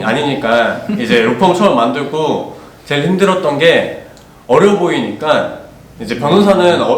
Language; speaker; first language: Korean; native; Korean